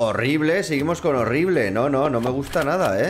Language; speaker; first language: Spanish; native; Spanish